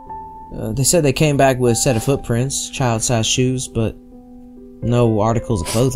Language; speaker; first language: English; native; English